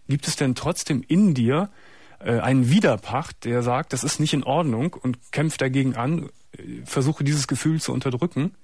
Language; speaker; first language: German; native; German